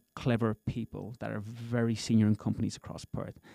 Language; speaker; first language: English; native; English